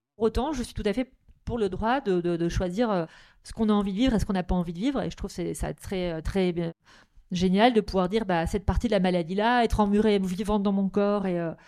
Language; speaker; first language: French; native; French